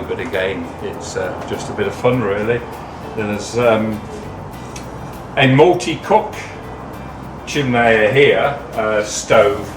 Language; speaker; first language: English; native; English